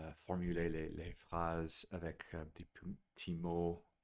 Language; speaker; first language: French; non-native, fluent; English